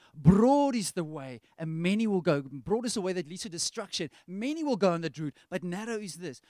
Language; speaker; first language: English; non-native, local second language; Afrikaans